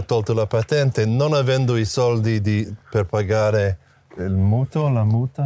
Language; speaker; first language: Italian; non-native, fluent; English